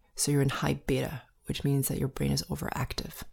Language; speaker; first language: English; native; English